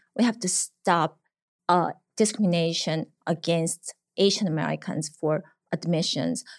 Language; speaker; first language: English; non-native, fluent; Korean